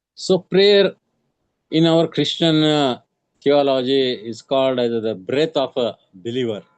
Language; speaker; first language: English; non-native, local second language; Marathi